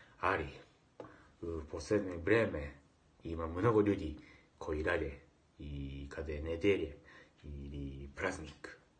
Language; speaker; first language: Serbian; non-native, learner; Japanese